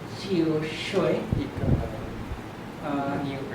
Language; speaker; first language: Chinese; non-native, learner; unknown